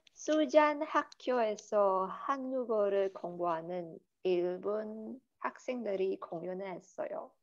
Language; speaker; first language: Korean; non-native, learner; Chinese